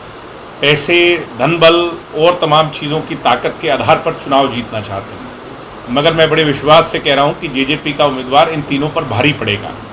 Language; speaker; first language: Hindi; native; Hindi